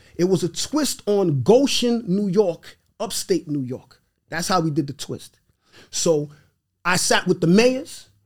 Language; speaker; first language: English; early bilingual, other home language; Haitian Creole